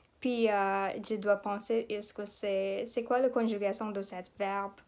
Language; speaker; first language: French; non-native, learner; Pampanga